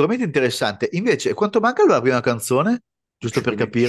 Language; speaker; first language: Italian; native; Italian